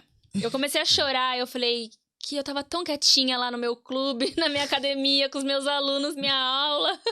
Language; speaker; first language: Portuguese; native; Portuguese